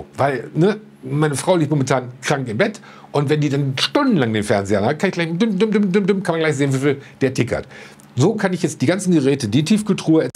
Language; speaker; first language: German; native; German